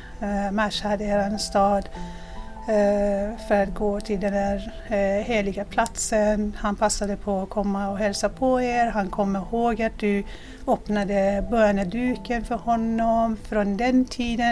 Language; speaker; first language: Swedish; non-native, fluent; Persian